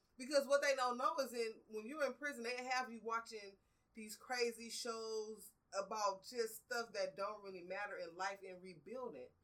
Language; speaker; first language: English; native; English